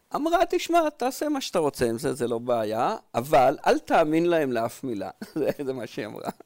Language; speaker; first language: Hebrew; native; Hebrew